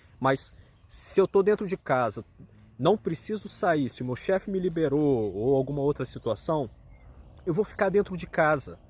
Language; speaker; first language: Portuguese; native; Portuguese